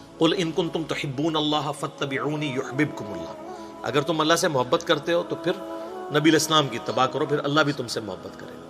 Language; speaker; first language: Urdu; non-native, local second language; Punjabi